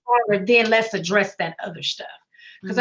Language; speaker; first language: English; native; English